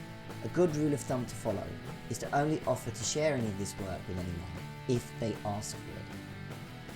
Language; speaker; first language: English; native; English